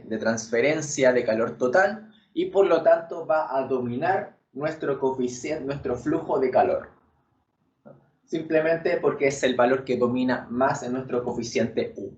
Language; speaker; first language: Spanish; native; Spanish